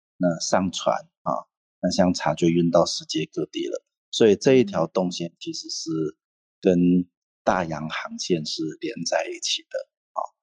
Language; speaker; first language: Chinese; non-native, local second language; Hakka Chinese